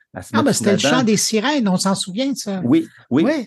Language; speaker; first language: French; native; French